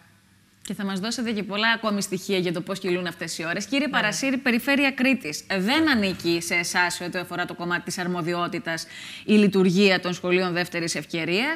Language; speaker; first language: Greek; native; Greek